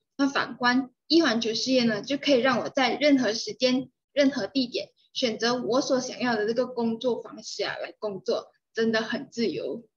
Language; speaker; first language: Chinese; native; Chinese